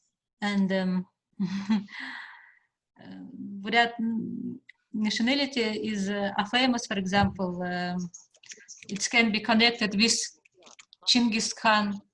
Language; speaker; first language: English; non-native, fluent; Russian